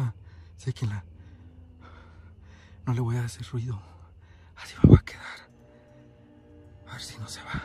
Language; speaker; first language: Spanish; native; Spanish